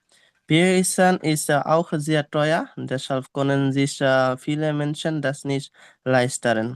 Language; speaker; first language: German; non-native, learner; Bangla